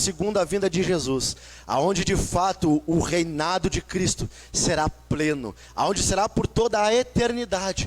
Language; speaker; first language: Portuguese; native; Portuguese